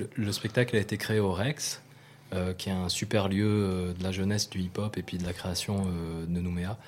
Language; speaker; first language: French; native; French